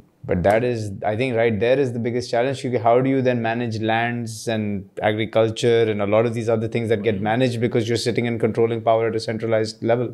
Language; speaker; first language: English; non-native, local second language; Urdu